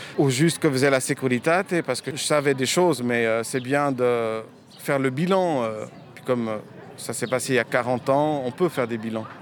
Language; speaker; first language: French; early bilingual, other home language; Romanian